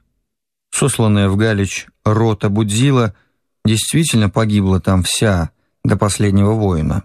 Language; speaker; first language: Russian; native; Russian